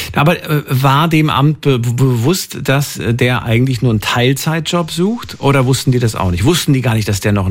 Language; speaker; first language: German; native; German